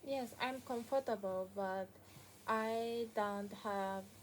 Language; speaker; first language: English; non-native, learner; Japanese